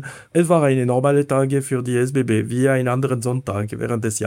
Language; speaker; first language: German; non-native, fluent; Italian